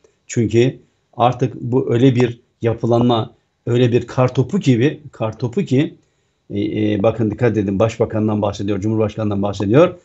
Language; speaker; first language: Turkish; native; Turkish